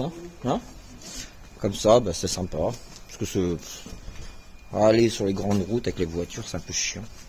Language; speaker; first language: French; native; French